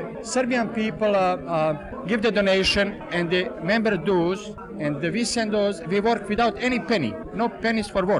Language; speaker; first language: English; non-native, learner; Serbian